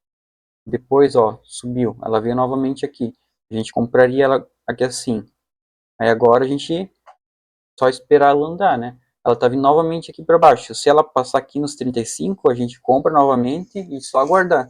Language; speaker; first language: Portuguese; native; Portuguese